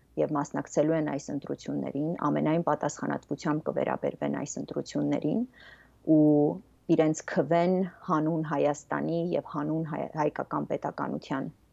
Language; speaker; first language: Armenian; native; Armenian